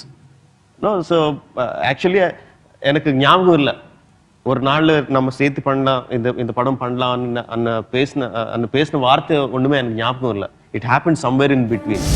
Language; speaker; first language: Tamil; non-native, fluent; Telugu